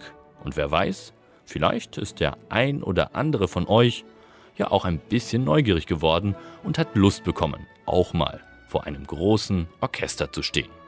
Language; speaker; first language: German; native; German